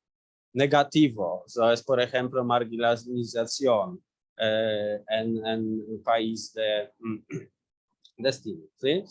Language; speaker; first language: Spanish; non-native, learner; Polish